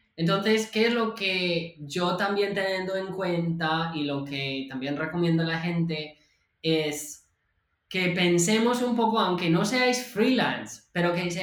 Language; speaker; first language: Spanish; non-native, fluent; English